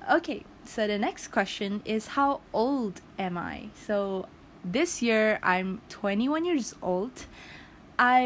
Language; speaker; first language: English; non-native, local second language; Malay